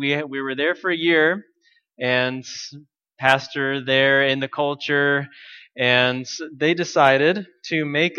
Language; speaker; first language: English; native; English